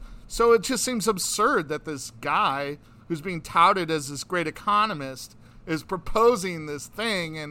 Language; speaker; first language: English; native; English